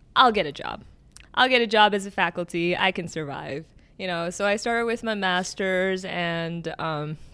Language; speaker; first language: English; early bilingual, other home language; Arabic